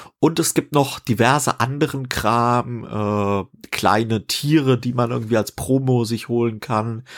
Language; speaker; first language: German; native; German